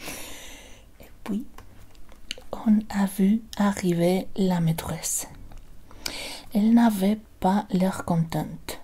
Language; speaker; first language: French; non-native, learner; Spanish